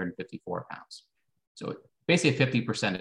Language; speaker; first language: English; native; English